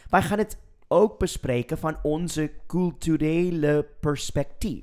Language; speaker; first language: Dutch; non-native, fluent; English